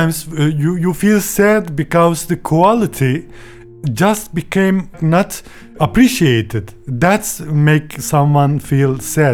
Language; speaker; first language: English; non-native, fluent; Turkish